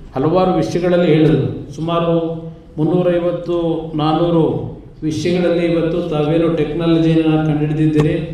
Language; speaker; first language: Kannada; native; Kannada